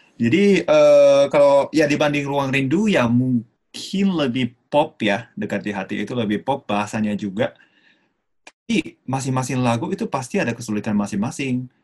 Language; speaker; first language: Indonesian; non-native, fluent; Japanese